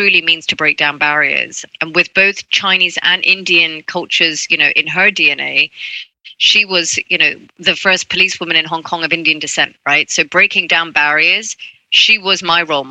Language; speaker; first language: English; non-native, local second language; Cantonese